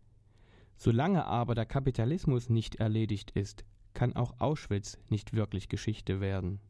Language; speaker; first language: German; native; German